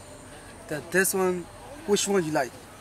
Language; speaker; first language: English; non-native, learner; Burmese